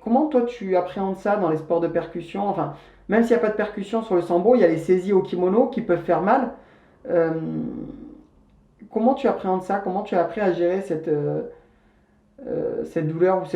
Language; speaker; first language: French; native; French